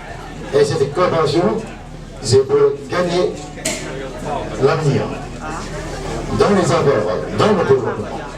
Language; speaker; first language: French; non-native, fluent; Chinese